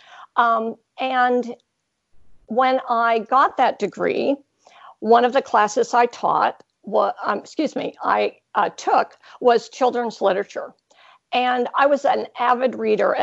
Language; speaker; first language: English; native; English